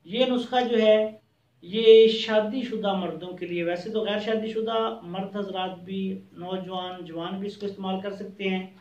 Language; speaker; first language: Urdu; non-native, local second language; Punjabi